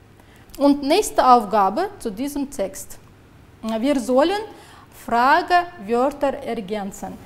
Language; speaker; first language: German; non-native, fluent; Uzbek